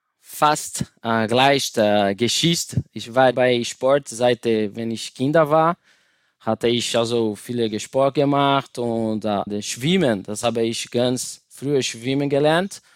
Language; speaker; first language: German; non-native, learner; Portuguese